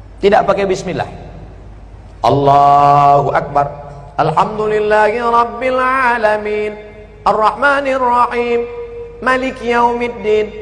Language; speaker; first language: Indonesian; native; Indonesian